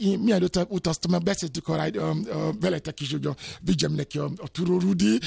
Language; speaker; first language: Hungarian; non-native, fluent; Yoruba